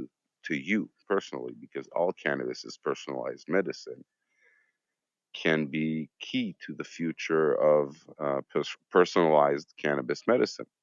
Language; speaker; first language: English; non-native, fluent; Hebrew